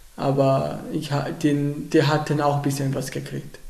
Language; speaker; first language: German; non-native, learner; Arabic